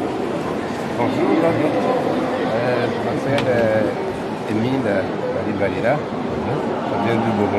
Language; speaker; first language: French; non-native, local second language; Rundi